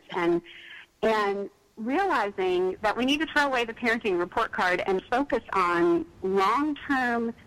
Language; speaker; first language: English; native; English